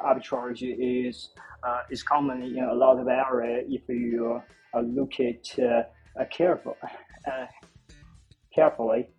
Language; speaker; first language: English; non-native, fluent; Chinese